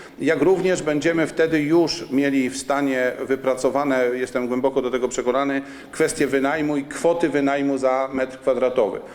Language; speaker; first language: Polish; native; Polish